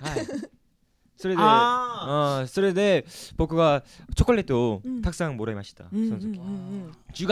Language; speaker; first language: Japanese; non-native, learner; Korean